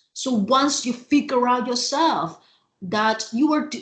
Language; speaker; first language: English; non-native, fluent; Vietnamese